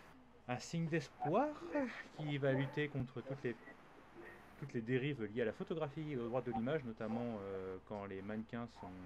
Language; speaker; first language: French; native; French